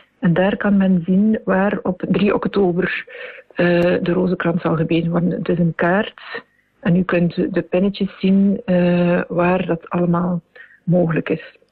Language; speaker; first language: Dutch; native; Dutch